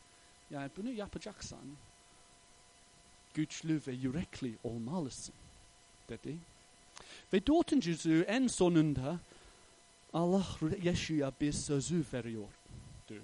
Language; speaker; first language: Turkish; non-native, fluent; English